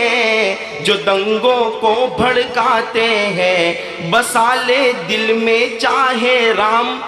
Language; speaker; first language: Hindi; native; Hindi